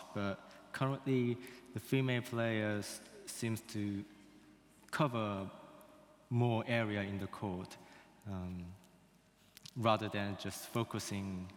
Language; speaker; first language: English; non-native, fluent; Korean